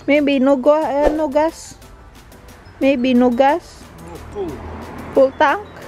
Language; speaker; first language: English; non-native, learner; Filipino